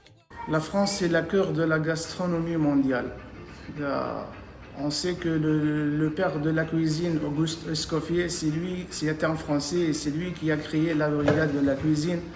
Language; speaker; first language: French; non-native, local second language; Arabic